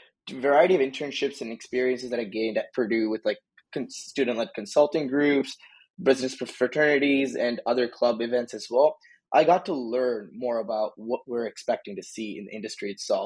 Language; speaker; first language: English; native; English